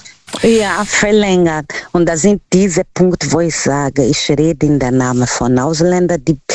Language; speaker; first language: German; non-native, learner; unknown